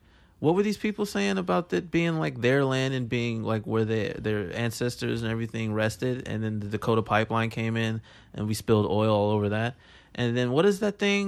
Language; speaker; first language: English; native; English